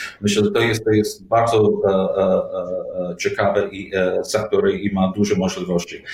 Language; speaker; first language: Polish; non-native, learner; English